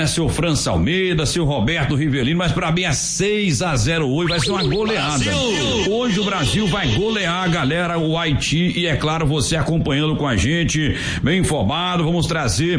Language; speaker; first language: Portuguese; native; Portuguese